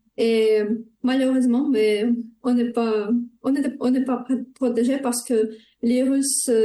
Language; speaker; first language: French; non-native, fluent; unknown